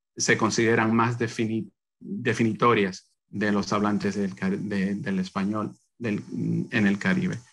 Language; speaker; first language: Spanish; native; Spanish